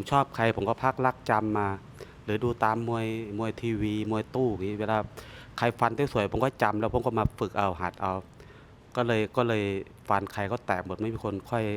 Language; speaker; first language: Thai; native; Thai